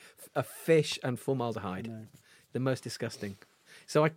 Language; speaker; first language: English; native; English